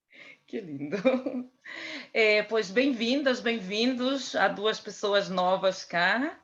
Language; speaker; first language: Portuguese; native; Portuguese